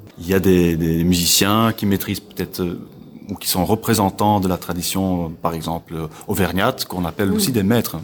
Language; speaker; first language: French; non-native, local second language; Dutch